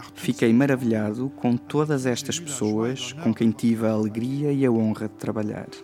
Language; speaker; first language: Portuguese; non-native, fluent; Luxembourgish